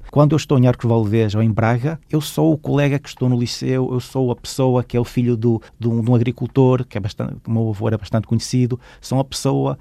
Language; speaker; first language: Portuguese; native; Portuguese